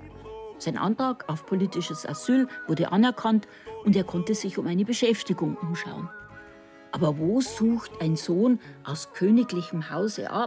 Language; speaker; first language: German; native; German